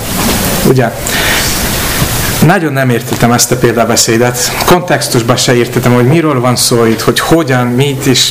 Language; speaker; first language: Hungarian; non-native, fluent; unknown